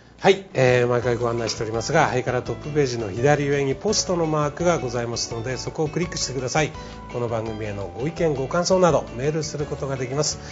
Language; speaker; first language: Japanese; native; Japanese